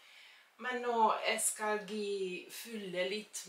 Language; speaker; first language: Norwegian; non-native, fluent; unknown